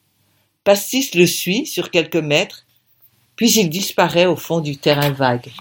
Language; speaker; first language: French; native; French